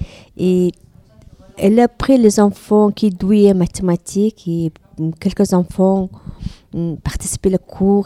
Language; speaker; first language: French; non-native, learner; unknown